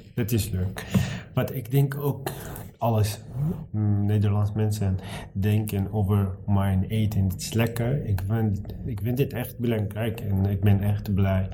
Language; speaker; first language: Dutch; non-native, learner; Arabic